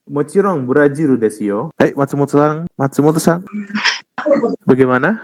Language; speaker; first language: Japanese; non-native, fluent; Indonesian